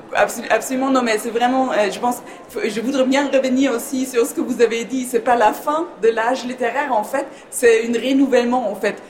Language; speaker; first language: French; non-native, fluent; German